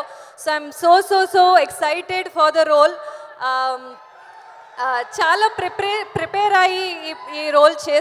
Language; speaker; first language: Telugu; non-native, learner; Kannada